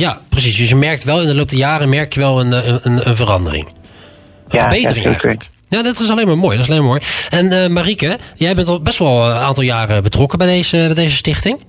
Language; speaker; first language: Dutch; native; Dutch